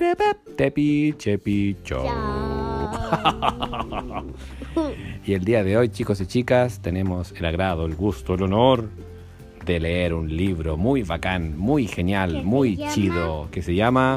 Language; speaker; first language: Spanish; native; Spanish